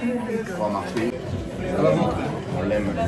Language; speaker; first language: French; non-native, local second language; Armenian